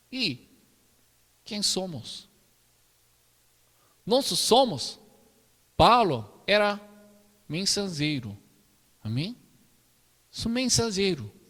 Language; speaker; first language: Portuguese; non-native, learner; Korean